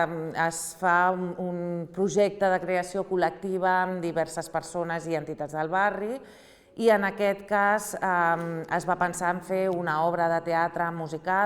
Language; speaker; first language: Catalan; native; Catalan